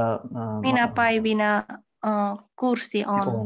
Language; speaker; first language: Finnish; non-native, learner; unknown